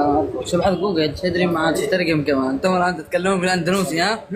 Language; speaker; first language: Arabic; native; Arabic